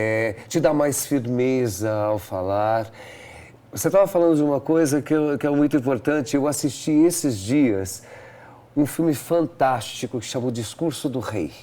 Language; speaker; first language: Portuguese; native; Portuguese